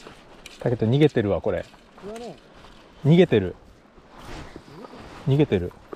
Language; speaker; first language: Japanese; native; Japanese